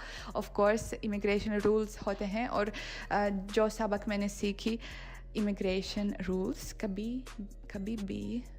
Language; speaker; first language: Hindi; non-native, fluent; Russian